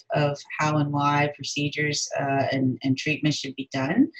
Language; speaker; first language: English; native; English